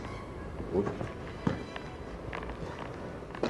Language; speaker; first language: German; non-native, learner; Spanish